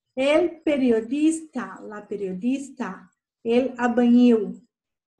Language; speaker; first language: Spanish; non-native, fluent; Portuguese